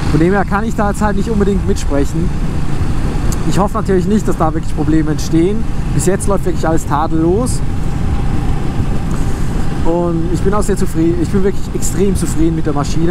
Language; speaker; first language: German; native; German